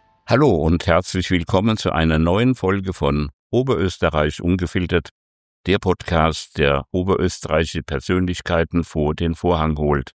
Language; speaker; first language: German; native; German